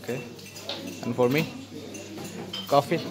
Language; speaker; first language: English; non-native, local second language; Hindi